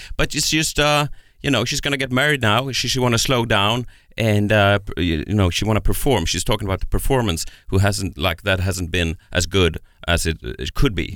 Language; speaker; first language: English; non-native, fluent; Swedish